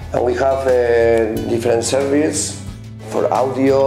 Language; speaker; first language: English; non-native, fluent; Spanish